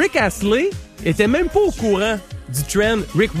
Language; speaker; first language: French; native; French